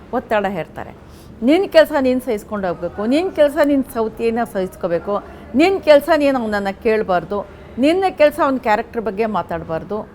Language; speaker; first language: Kannada; non-native, local second language; Urdu